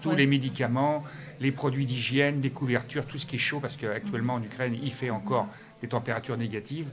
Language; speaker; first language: French; native; French